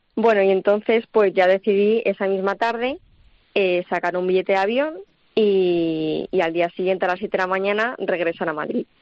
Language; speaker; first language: Spanish; native; Spanish